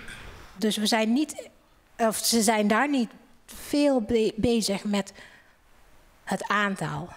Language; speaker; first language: Dutch; non-native, fluent; Indonesian